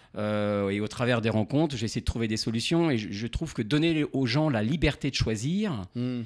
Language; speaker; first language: French; native; French